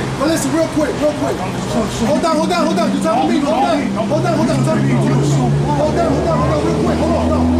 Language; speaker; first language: English; native; English